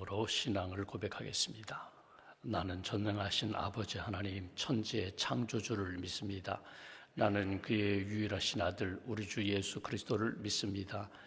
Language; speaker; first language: Korean; native; Korean